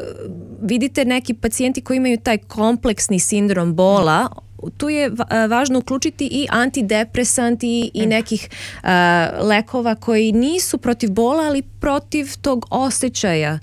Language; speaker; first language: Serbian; early bilingual, heritage; Serbian